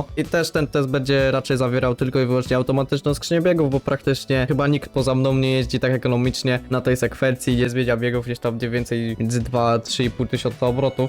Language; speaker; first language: Polish; native; Polish